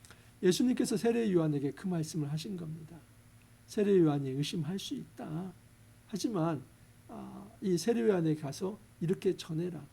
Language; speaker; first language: Korean; native; Korean